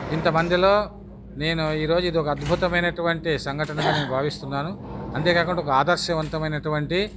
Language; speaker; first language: Telugu; native; Telugu